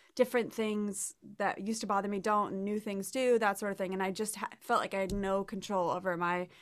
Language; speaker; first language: English; native; English